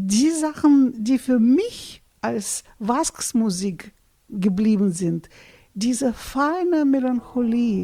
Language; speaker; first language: German; non-native, fluent; Russian